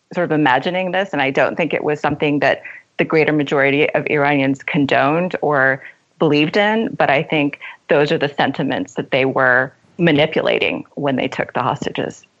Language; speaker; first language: English; native; English